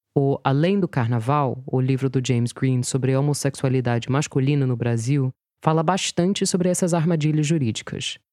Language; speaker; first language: Portuguese; non-native, fluent; English